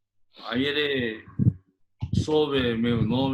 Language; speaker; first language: Portuguese; early bilingual, other home language; Japanese